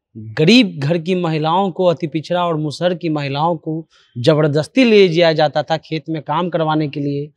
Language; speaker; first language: Hindi; native; Hindi